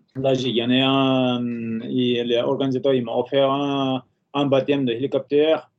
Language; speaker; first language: French; non-native, fluent; Nepali